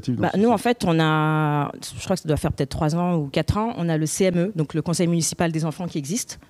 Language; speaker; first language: French; native; French